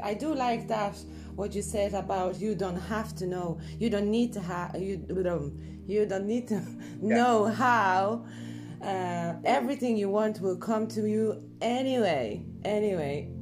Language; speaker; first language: English; non-native, fluent; Polish